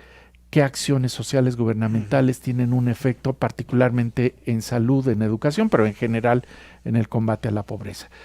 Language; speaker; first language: Spanish; native; Spanish